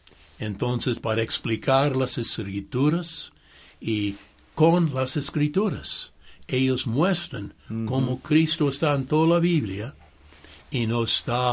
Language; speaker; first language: Spanish; non-native, fluent; English